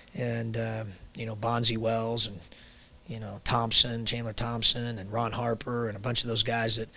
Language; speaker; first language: English; native; English